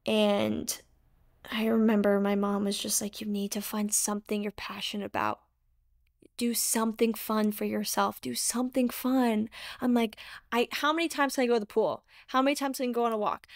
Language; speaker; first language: English; native; English